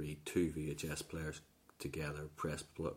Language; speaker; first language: English; native; English